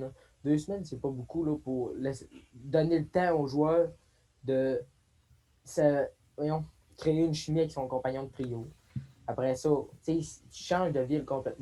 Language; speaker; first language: French; native; French